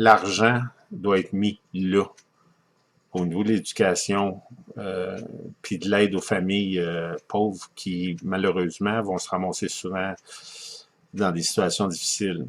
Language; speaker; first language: French; native; French